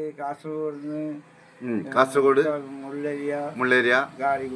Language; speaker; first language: Malayalam; non-native, local second language; Urdu